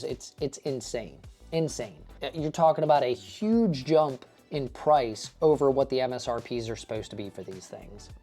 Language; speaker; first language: English; native; English